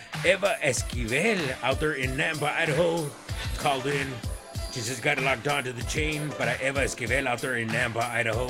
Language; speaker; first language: English; early bilingual, other home language; Spanish